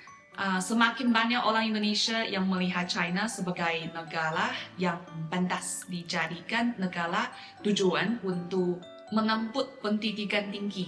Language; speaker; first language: Indonesian; non-native, fluent; Chinese